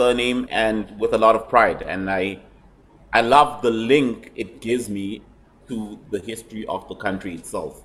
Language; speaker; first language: English; native; English